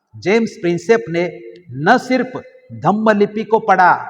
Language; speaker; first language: Hindi; non-native, local second language; Marathi